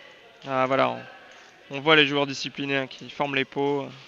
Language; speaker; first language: French; native; French